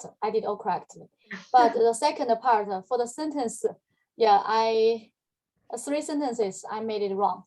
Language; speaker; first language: English; non-native, fluent; Chinese